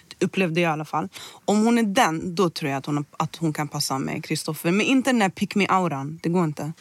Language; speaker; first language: Swedish; early bilingual, other home language; Somali